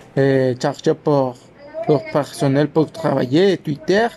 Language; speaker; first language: French; non-native, learner; Spanish